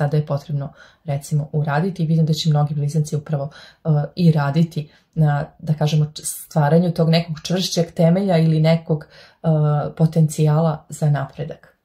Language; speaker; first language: Serbian; native; Serbian